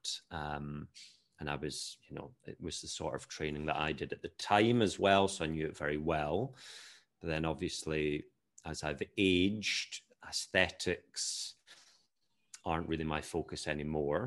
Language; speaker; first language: English; native; English